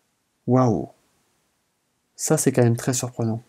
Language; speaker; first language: French; native; French